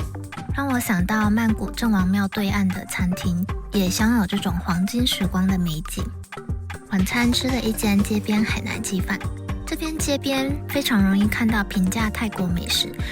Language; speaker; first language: Chinese; native; Chinese